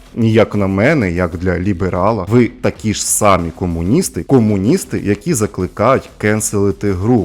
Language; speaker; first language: Ukrainian; non-native, local second language; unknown